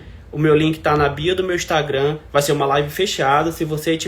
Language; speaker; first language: Portuguese; native; Portuguese